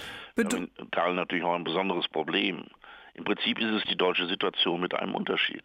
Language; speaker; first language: German; native; German